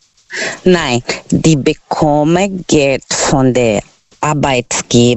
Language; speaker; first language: German; non-native, local second language; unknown